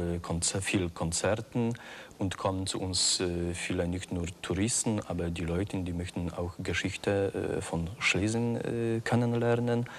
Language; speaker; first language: German; non-native, learner; Polish